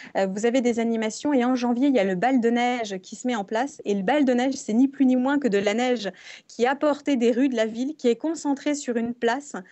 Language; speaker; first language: French; native; French